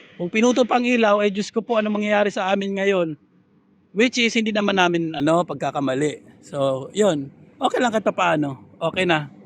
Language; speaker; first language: Filipino; non-native, local second language; Waray